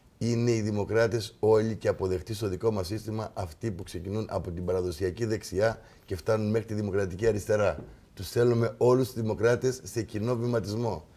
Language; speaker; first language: Greek; native; Greek